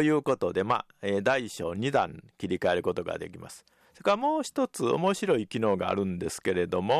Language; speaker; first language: Japanese; native; Japanese